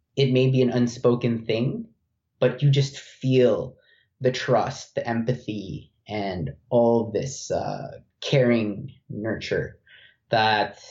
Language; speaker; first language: English; non-native, local second language; Filipino